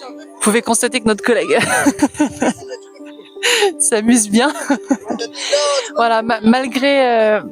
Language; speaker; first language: French; native; French